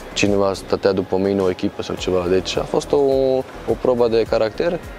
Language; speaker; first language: Romanian; non-native, fluent; Croatian